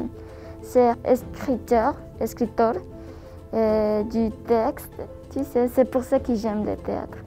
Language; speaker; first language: French; non-native, learner; Spanish